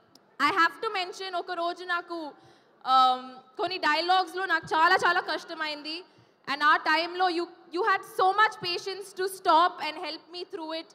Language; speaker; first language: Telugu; non-native, fluent; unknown